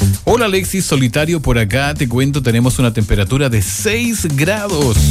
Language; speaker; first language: Spanish; native; Spanish